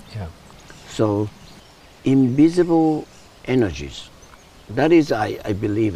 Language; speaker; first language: English; non-native, learner; Japanese